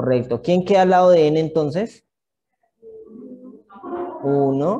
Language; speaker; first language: Spanish; native; Spanish